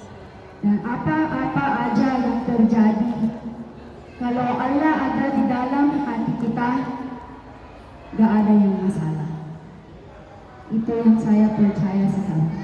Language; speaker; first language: Indonesian; non-native, learner; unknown